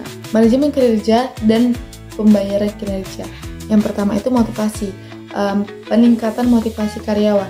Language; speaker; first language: Indonesian; native; Indonesian